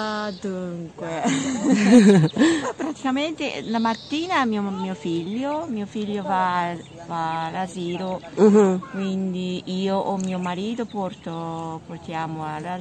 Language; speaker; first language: Italian; non-native, learner; Japanese